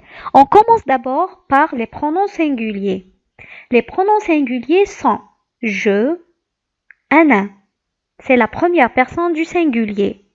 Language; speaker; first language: French; non-native, local second language; Arabic